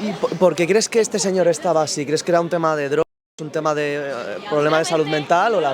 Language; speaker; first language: Spanish; native; Spanish